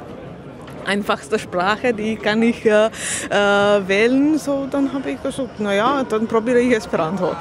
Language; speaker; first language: German; non-native, learner; Slovak